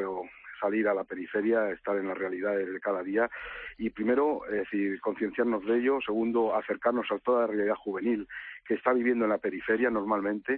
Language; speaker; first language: Spanish; native; Spanish